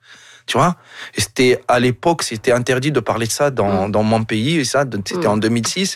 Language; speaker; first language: French; non-native, local second language; Arabic